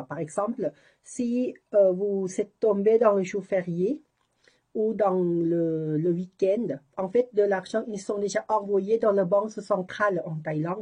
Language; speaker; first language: French; non-native, learner; Thai